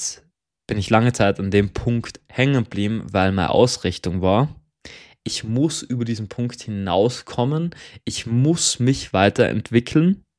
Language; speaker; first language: German; native; German